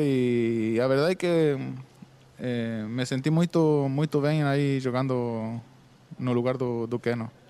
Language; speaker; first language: Portuguese; non-native, fluent; Spanish